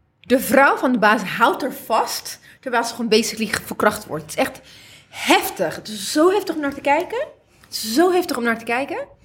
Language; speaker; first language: Dutch; early bilingual, other home language; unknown